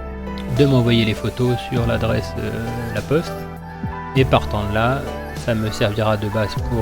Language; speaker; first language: French; native; French